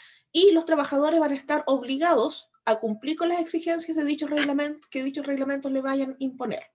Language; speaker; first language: Spanish; native; Spanish